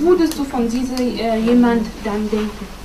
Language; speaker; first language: German; non-native, fluent; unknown